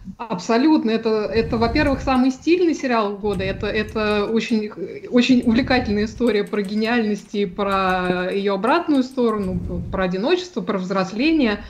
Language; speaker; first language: Russian; native; Russian